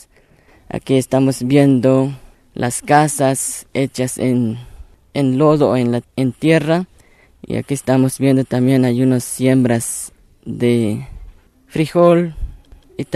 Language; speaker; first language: Spanish; non-native, local second language; Tzotzil